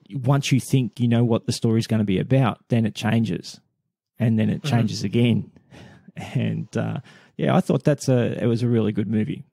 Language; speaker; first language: English; native; English